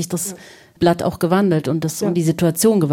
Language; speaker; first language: German; native; German